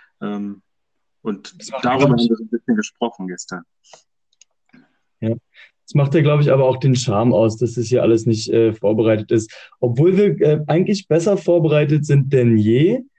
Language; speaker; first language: German; native; German